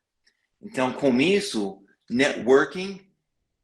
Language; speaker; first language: Portuguese; non-native, fluent; English